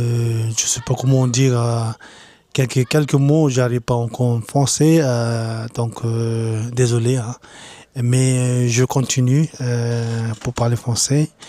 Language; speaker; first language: French; non-native, learner; Tibetan